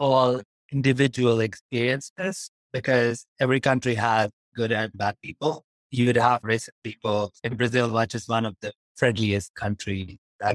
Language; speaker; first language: English; non-native, local second language; Urdu